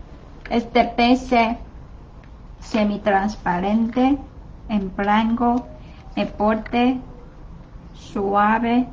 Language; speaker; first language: Spanish; non-native, learner; Chinese